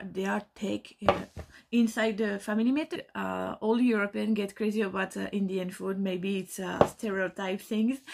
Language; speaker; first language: English; non-native, learner; French